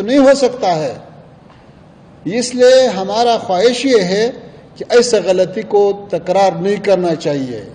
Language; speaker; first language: Urdu; non-native, fluent; Pashto